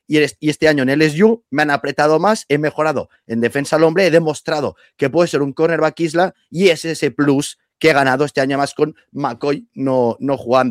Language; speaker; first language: Spanish; native; Spanish